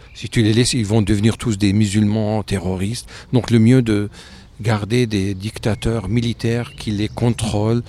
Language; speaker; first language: French; non-native, fluent; Arabic